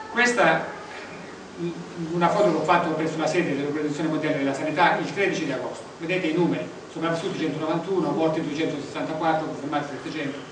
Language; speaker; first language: Italian; native; Italian